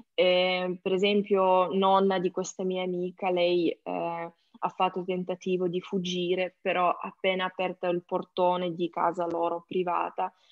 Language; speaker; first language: Italian; non-native, fluent; Ukrainian